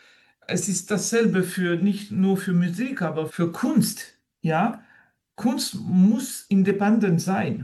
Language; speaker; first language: German; non-native, fluent; French